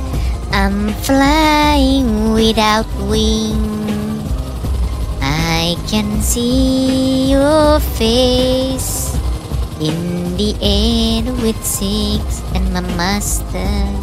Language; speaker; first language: English; non-native, learner; Indonesian